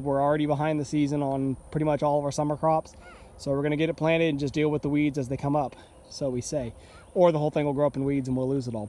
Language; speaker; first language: English; native; English